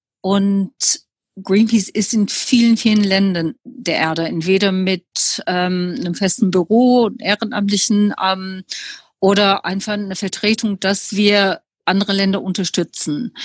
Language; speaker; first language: German; non-native, fluent; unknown